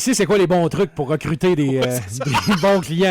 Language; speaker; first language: French; native; French